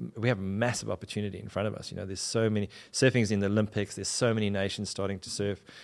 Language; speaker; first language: English; native; English